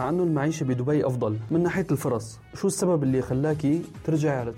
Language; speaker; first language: Arabic; native; Arabic